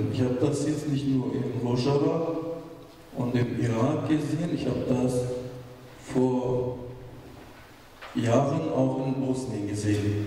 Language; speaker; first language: German; non-native, fluent; Turkish